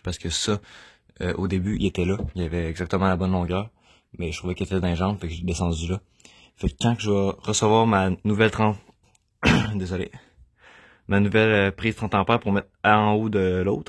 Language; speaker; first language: French; native; French